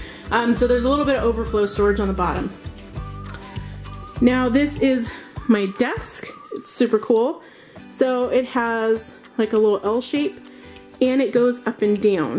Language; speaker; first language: English; native; English